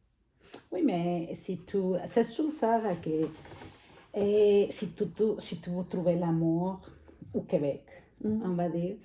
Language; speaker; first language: French; non-native, fluent; Spanish